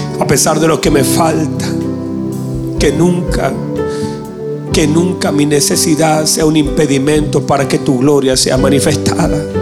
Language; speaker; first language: Spanish; native; Spanish